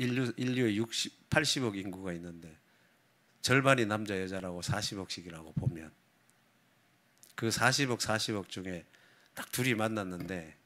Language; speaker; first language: Korean; native; Korean